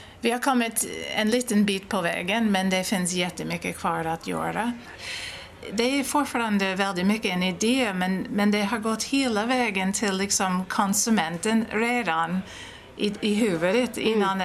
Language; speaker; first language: Swedish; non-native, fluent; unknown